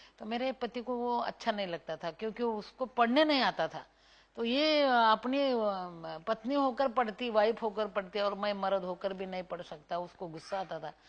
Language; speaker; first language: Hindi; non-native, local second language; Marathi